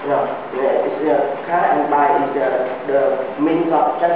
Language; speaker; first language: English; non-native, learner; Vietnamese